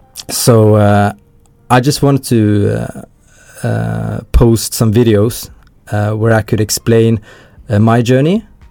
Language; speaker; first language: English; early bilingual, other home language; Norwegian